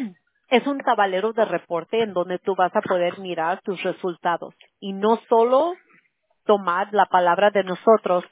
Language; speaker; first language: Spanish; early bilingual, heritage; Spanish